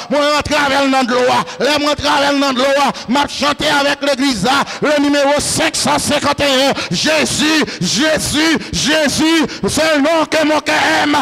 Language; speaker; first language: French; native; French